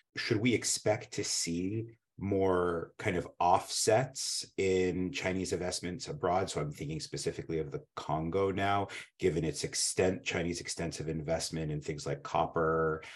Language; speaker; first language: English; native; English